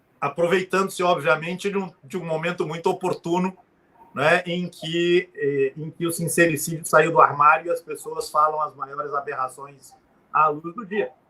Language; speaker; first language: Portuguese; native; Portuguese